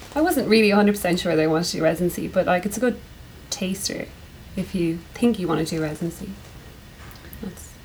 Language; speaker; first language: English; native; English